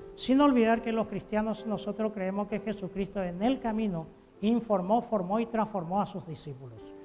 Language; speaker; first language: Spanish; non-native, local second language; Guarani